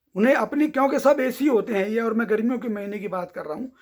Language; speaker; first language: Urdu; native; Urdu